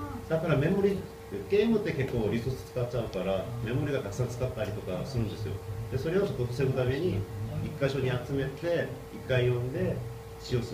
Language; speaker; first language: Japanese; non-native, fluent; Korean